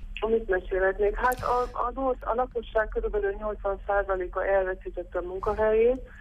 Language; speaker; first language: Hungarian; native; Hungarian